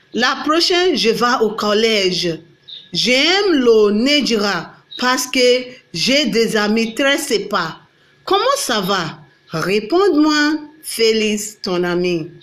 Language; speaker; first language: French; non-native, learner; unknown